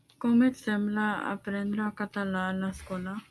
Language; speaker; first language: Catalan; non-native, learner; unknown